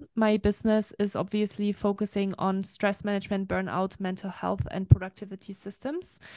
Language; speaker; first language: English; non-native, fluent; German